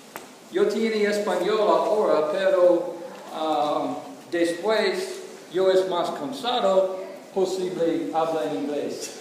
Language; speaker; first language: Spanish; non-native, learner; English